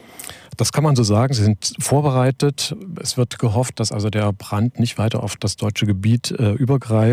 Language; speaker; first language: German; native; German